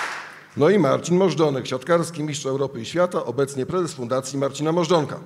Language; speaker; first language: Polish; native; Polish